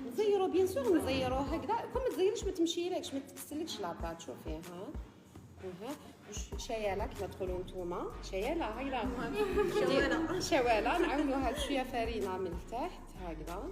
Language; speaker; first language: Arabic; native; Arabic